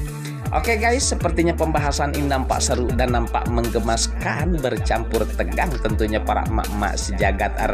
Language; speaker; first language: Indonesian; native; Indonesian